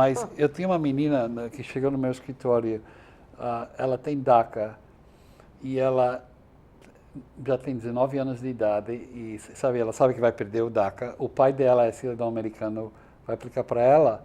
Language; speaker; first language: Portuguese; non-native, fluent; English